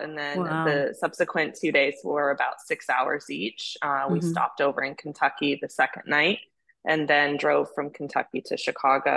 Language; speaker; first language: English; native; English